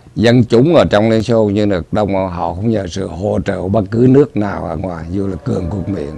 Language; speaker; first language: Vietnamese; native; Vietnamese